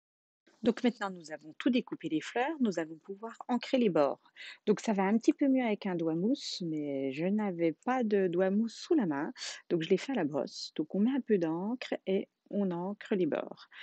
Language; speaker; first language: French; native; French